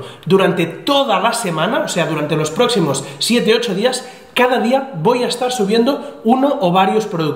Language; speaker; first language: Spanish; native; Spanish